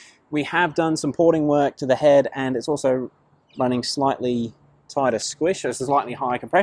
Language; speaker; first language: English; native; English